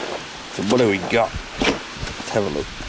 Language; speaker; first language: English; native; English